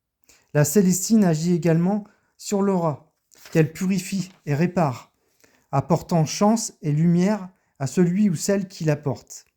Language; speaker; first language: French; native; French